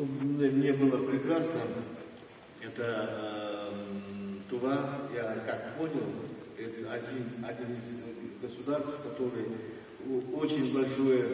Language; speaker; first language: Russian; non-native, local second language; Kyrgyz